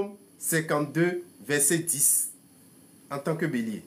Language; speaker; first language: French; non-native, local second language; Fon